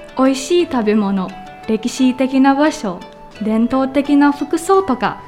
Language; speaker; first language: Japanese; non-native, learner; Filipino